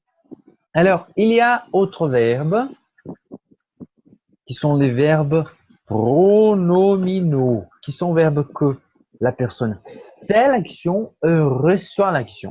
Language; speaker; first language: French; non-native, fluent; Portuguese